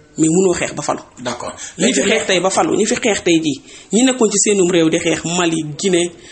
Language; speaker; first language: Wolof; native; Wolof